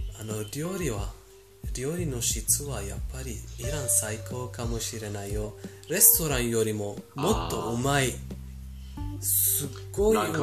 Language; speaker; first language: Japanese; non-native, fluent; Persian